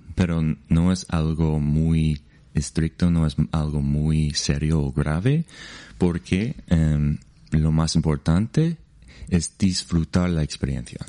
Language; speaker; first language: Spanish; non-native, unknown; English